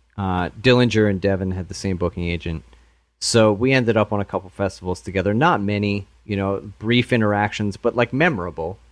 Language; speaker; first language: English; native; English